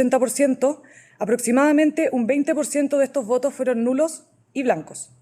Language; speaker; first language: Spanish; native; Spanish